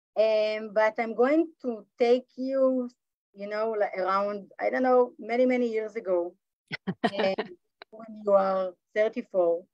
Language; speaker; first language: English; non-native, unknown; Hebrew